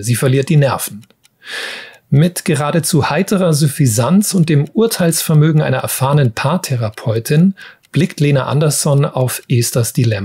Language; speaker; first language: German; native; German